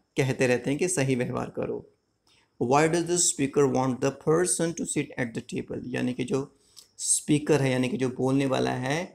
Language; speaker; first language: Hindi; native; Hindi